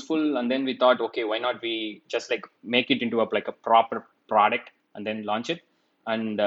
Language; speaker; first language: English; non-native, local second language; Tamil